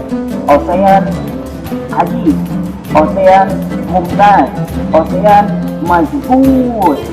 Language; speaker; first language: Arabic; non-native, learner; Indonesian